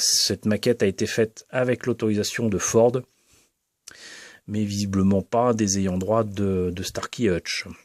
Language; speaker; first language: French; native; French